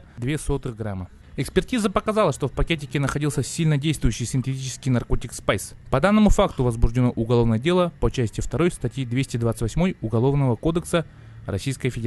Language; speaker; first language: Russian; native; Russian